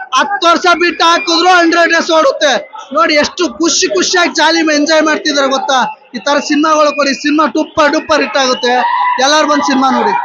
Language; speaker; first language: Kannada; native; Kannada